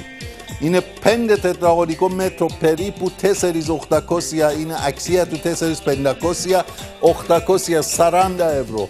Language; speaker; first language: Greek; non-native, fluent; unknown